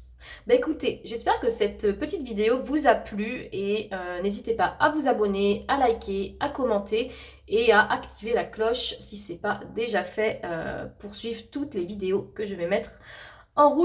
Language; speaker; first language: French; native; French